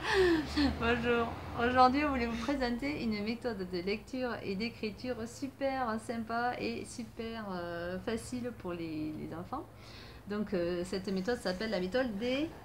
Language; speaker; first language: French; native; French